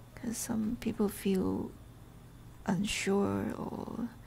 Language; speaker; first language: English; non-native, local second language; Cantonese